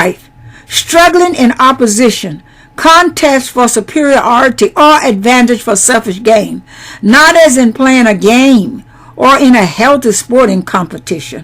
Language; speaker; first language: English; native; English